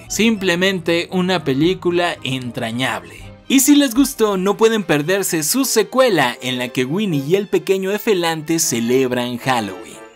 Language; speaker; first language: Spanish; native; Spanish